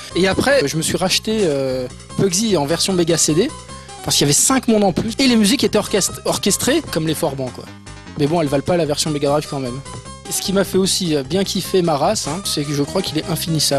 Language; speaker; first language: French; native; French